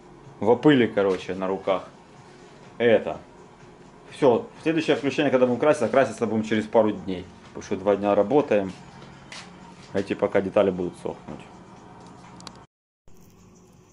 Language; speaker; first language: Russian; native; Russian